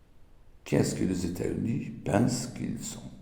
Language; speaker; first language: French; non-native, learner; Portuguese